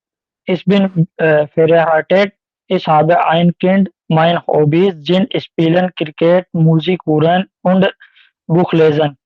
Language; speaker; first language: German; non-native, learner; Hindi